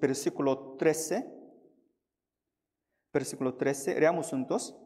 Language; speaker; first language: Spanish; non-native, fluent; Korean